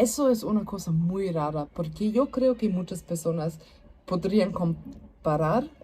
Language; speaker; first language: Spanish; non-native, learner; German